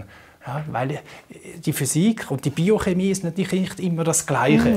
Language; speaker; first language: German; native; German